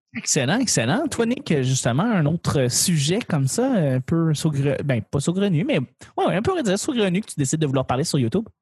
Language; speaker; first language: French; native; French